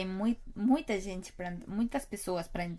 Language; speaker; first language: Portuguese; non-native, fluent; Spanish